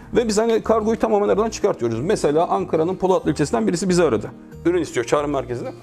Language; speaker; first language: Turkish; native; Turkish